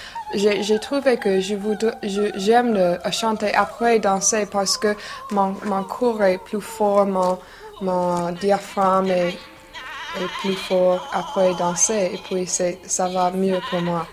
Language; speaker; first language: French; non-native, learner; English